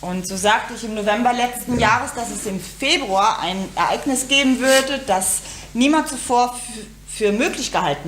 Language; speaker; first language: German; native; German